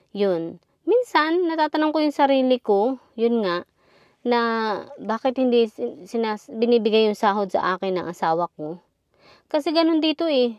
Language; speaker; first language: Filipino; native; Filipino